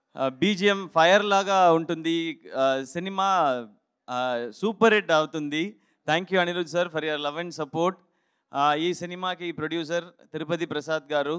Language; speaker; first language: Telugu; non-native, learner; Tamil